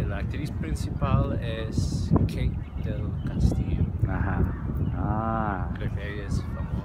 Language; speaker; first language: Spanish; non-native, fluent; English